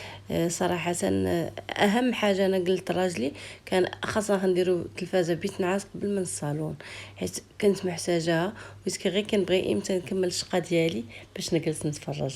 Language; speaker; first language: Arabic; native; Arabic